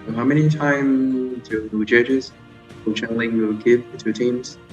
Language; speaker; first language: English; non-native, fluent; Vietnamese